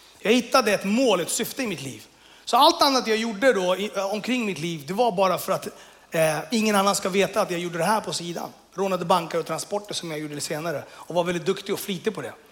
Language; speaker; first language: Swedish; early bilingual, other home language; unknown